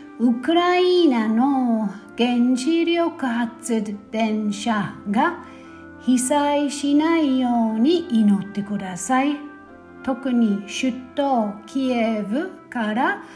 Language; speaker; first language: Japanese; non-native, fluent; German